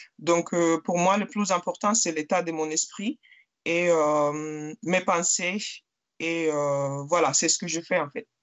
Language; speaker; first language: French; non-native, fluent; Spanish